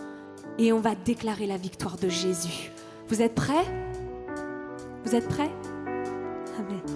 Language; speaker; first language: French; native; French